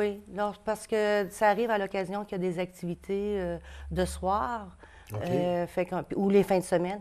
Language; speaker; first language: French; native; French